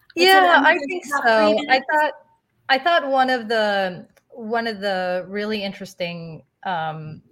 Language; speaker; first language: English; non-native, fluent; Spanish